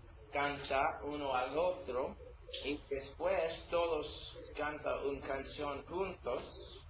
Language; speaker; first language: Spanish; non-native, learner; English